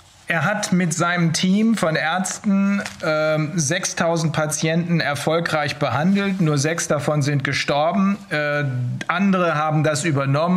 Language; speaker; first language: German; native; German